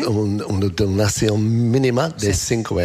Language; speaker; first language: Spanish; non-native, learner; English